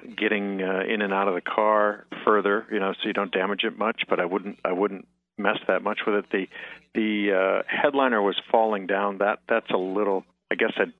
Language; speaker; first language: English; native; English